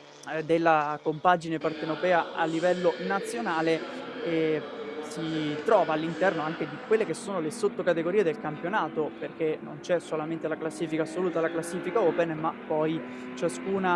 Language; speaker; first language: Italian; native; Italian